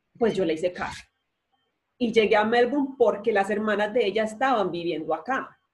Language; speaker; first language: Spanish; native; Spanish